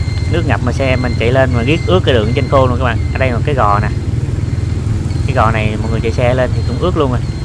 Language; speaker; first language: Vietnamese; native; Vietnamese